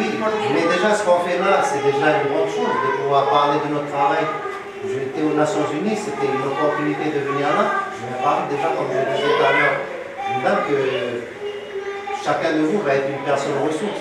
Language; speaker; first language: French; native; French